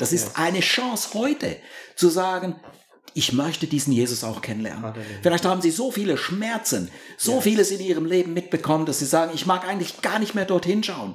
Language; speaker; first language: German; native; German